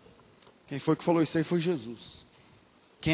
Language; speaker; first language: Portuguese; native; Portuguese